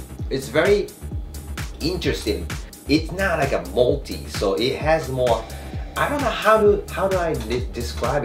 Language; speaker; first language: English; non-native, fluent; Japanese